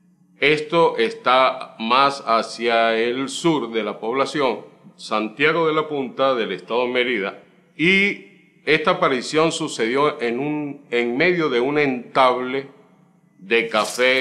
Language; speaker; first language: Spanish; native; Spanish